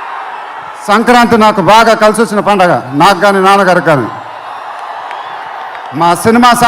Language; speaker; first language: Telugu; native; Telugu